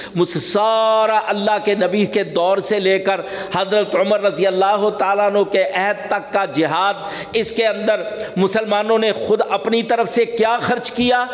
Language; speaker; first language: Urdu; native; Urdu